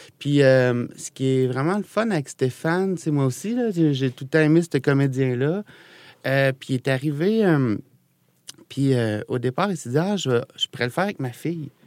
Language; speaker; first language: French; native; French